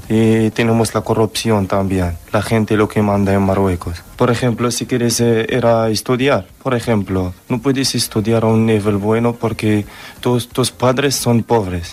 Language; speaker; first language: Spanish; non-native, learner; Arabic